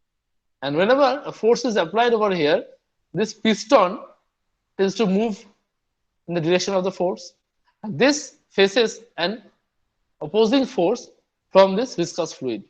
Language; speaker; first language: English; non-native, local second language; Bangla